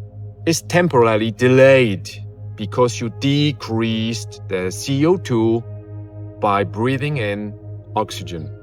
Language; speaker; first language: English; non-native, fluent; Polish